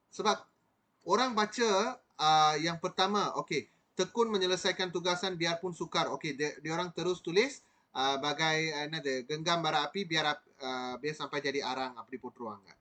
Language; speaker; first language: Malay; non-native, local second language; Tamil